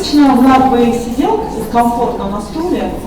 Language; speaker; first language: Russian; native; Russian